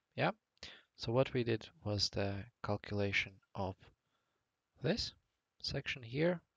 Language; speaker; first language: English; non-native, fluent; Latvian